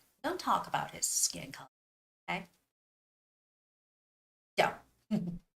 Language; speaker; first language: English; non-native, fluent; Korean